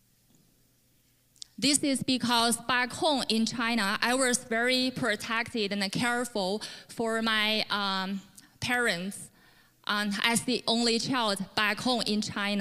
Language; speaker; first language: English; non-native, fluent; Chinese